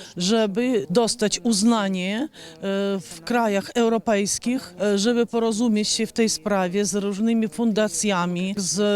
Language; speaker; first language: Polish; non-native, fluent; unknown